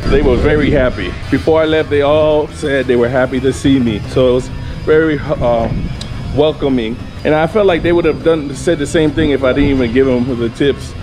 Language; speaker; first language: English; native; English